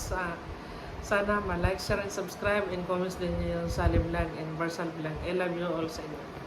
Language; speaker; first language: Filipino; non-native, local second language; Cebuano